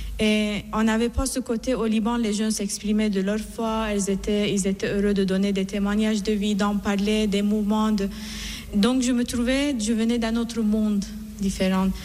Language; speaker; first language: French; non-native, fluent; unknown